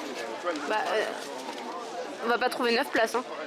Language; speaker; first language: French; native; French